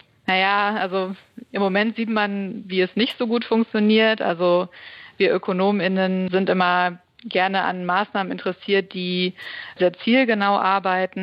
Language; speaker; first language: German; native; German